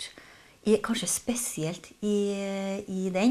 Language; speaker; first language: Norwegian; native; Norwegian